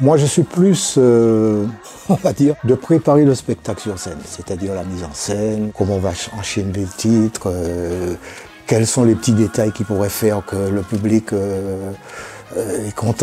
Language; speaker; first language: French; native; French